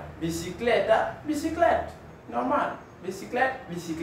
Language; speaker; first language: Spanish; non-native, fluent; Haitian Creole